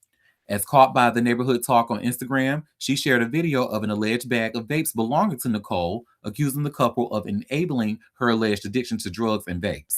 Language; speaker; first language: English; native; English